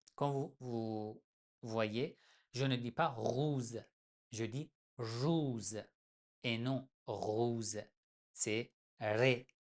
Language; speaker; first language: French; non-native, fluent; Persian